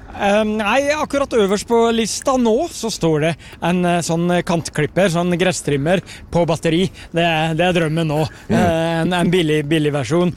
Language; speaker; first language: Norwegian; native; Norwegian